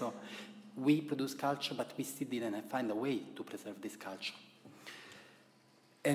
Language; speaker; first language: English; non-native, fluent; Italian